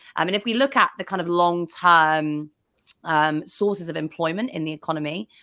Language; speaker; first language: English; native; English